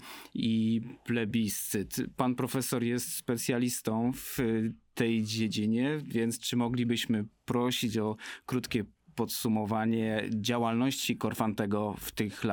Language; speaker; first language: Polish; native; Polish